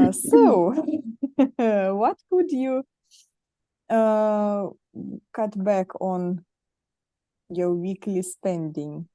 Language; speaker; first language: English; non-native, learner; Russian